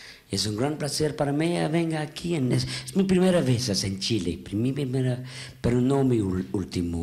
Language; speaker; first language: Spanish; non-native, learner; English